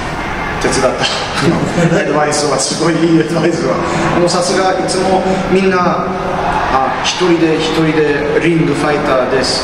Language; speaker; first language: Japanese; non-native, learner; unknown